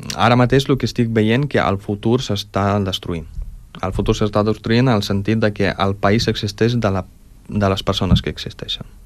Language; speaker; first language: Catalan; early bilingual, other home language; Ukrainian